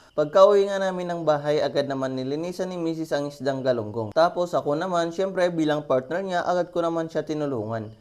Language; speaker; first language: Filipino; non-native, local second language; Iloko